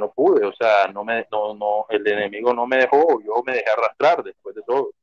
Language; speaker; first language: Spanish; native; Spanish